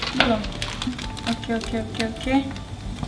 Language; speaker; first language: Indonesian; non-native, learner; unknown